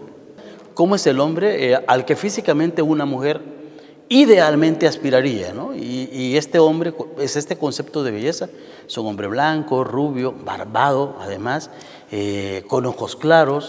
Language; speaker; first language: Spanish; native; Spanish